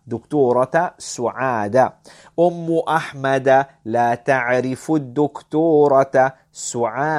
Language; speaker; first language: Arabic; non-native, fluent; English